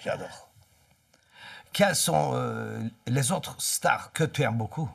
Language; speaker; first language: French; non-native, fluent; Turkish